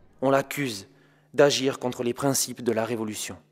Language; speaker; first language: French; native; French